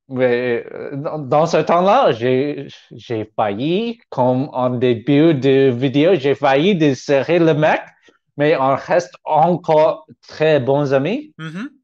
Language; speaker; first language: French; non-native, learner; Cantonese